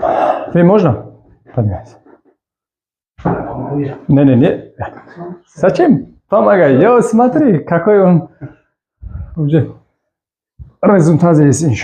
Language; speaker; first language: Russian; non-native, local second language; Tajik